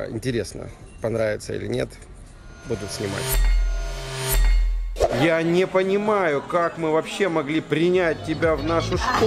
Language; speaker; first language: Russian; native; Russian